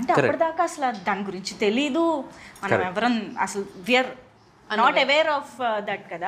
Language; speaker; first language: Telugu; native; Telugu